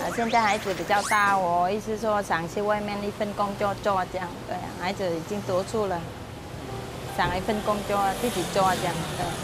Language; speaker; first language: Chinese; non-native, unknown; Vietnamese